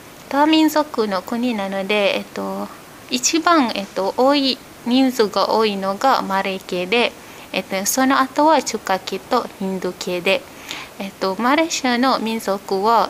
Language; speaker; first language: Japanese; non-native, fluent; Malay